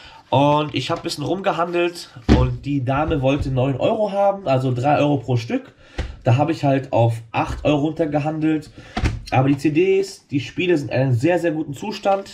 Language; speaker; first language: German; native; German